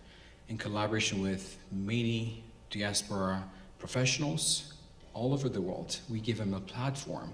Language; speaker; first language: English; non-native, local second language; Amharic